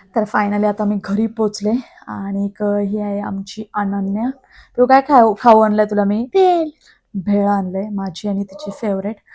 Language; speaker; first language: Marathi; native; Marathi